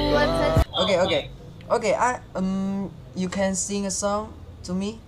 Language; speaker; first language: English; non-native, learner; Hakka Chinese